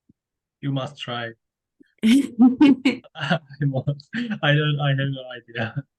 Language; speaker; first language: English; non-native, learner; Turkish